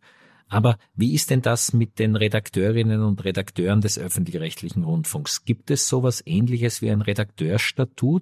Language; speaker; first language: German; native; German